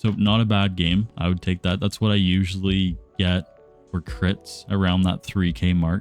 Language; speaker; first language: English; native; English